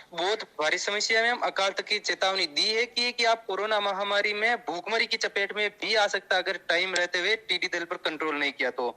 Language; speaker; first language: Hindi; native; Hindi